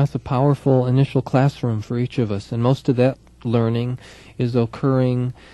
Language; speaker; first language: English; native; English